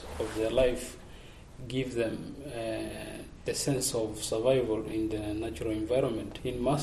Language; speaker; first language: English; non-native, local second language; Masai